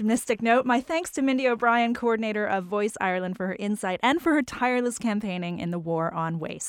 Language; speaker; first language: English; native; English